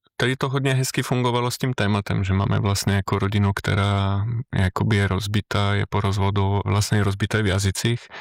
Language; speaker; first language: Czech; non-native, fluent; Slovenian